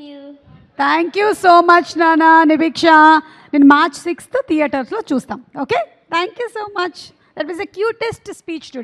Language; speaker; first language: Telugu; native; Telugu